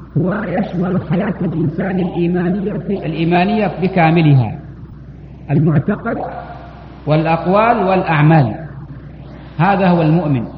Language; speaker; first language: Arabic; native; Arabic